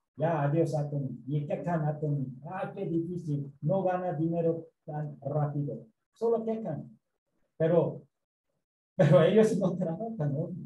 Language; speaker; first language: Spanish; non-native, learner; Korean